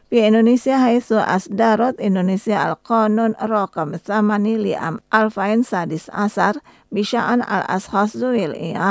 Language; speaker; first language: Arabic; non-native, fluent; Indonesian